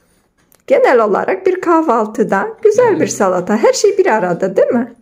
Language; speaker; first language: Turkish; non-native, fluent; Polish